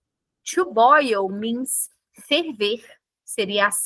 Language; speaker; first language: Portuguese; native; Portuguese